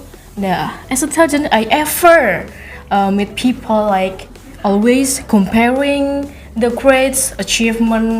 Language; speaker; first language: English; non-native, learner; Indonesian